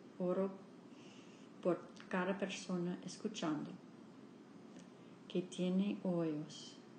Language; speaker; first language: Spanish; non-native, learner; English